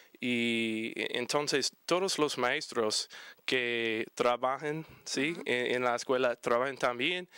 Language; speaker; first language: Spanish; non-native, learner; English